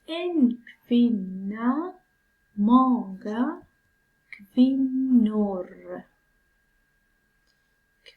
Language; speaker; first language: Swedish; non-native, fluent; Persian